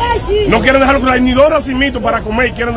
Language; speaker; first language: Spanish; native; Spanish